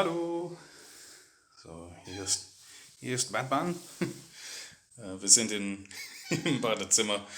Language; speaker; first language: German; non-native, learner; English